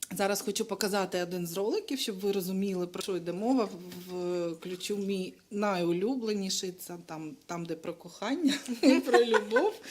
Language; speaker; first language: Ukrainian; non-native, local second language; Russian